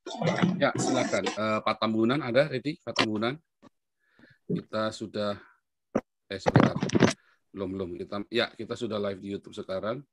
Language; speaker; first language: Indonesian; native; Indonesian